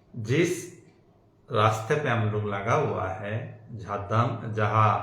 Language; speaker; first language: Hindi; non-native, local second language; Bangla